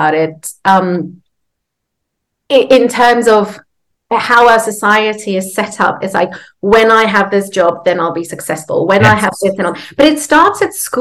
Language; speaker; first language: English; native; English